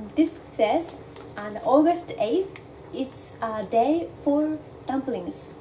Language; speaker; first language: English; non-native, fluent; Japanese